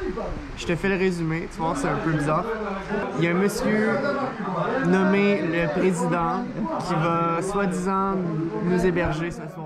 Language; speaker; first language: French; native; French